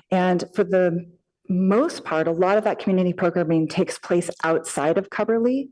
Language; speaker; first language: English; native; English